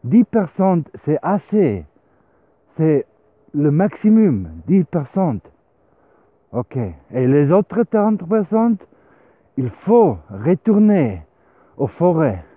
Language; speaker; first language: French; non-native, learner; Swiss German